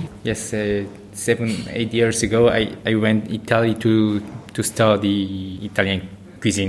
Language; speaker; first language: English; non-native, learner; Korean